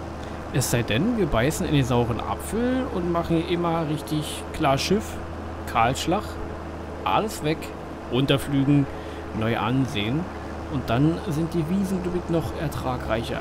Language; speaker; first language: German; native; German